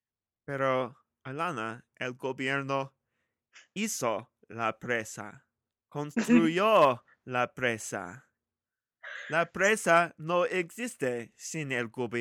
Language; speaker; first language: Spanish; non-native, learner; English